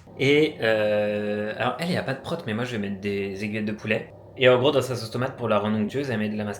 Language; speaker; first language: French; native; French